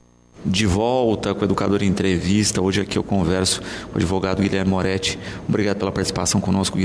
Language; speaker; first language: Portuguese; native; Portuguese